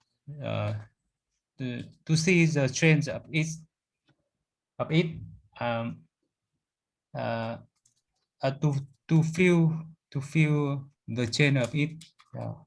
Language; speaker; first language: English; non-native, learner; Vietnamese